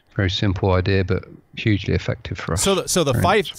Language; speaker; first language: English; native; English